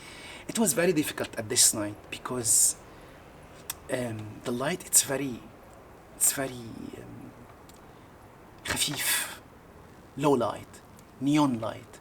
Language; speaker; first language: English; non-native, learner; Arabic